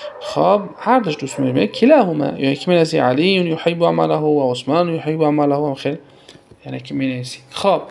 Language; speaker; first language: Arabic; non-native, fluent; Tajik